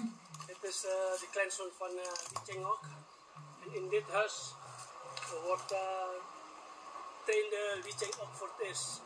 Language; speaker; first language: Dutch; non-native, fluent; Indonesian